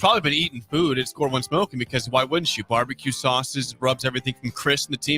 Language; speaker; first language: English; native; English